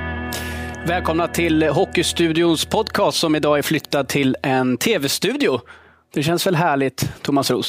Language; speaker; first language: Swedish; native; Swedish